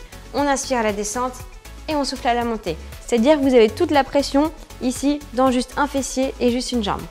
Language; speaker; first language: French; native; French